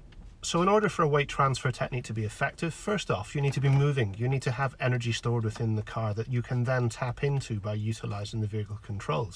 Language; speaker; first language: English; native; English